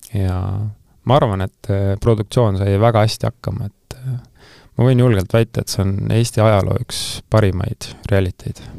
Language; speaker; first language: Estonian; native; Estonian